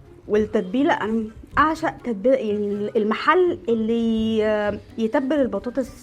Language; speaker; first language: Arabic; native; Arabic